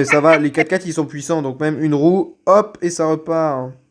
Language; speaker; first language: French; native; French